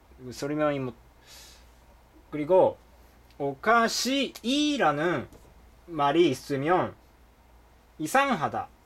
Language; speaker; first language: Korean; non-native, fluent; Japanese